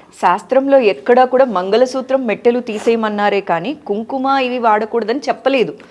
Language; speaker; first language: Telugu; native; Telugu